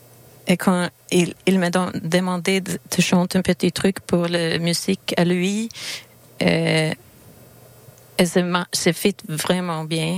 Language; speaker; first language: French; non-native, learner; Swedish